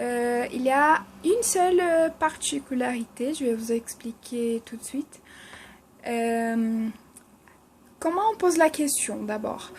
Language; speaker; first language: French; non-native, fluent; Portuguese